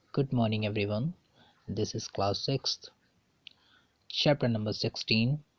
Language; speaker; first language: English; non-native, local second language; Hindi